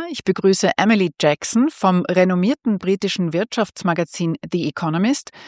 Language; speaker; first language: German; native; German